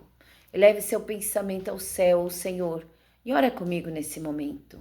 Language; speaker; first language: Portuguese; native; Portuguese